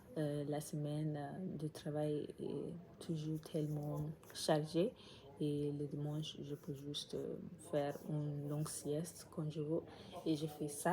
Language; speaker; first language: French; non-native, learner; English